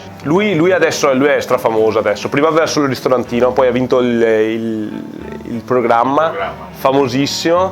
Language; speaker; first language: Italian; native; Italian